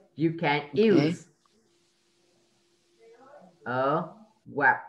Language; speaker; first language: English; non-native, learner; Vietnamese